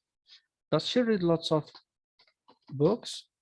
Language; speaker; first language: English; non-native, fluent; Arabic